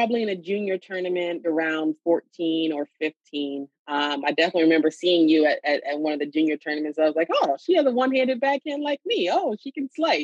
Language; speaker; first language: English; native; English